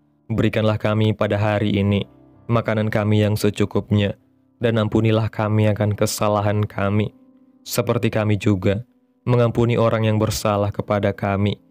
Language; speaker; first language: Indonesian; native; Indonesian